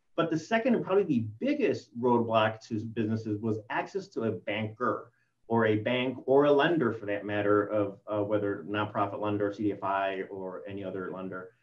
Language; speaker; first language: English; early bilingual, other home language; Spanish